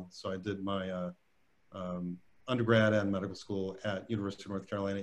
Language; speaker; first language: English; native; English